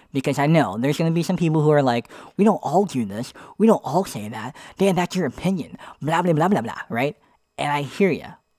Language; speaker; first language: English; native; English